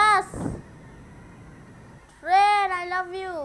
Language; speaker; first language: English; non-native, learner; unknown